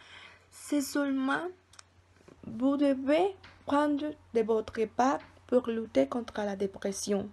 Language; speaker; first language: French; non-native, learner; Spanish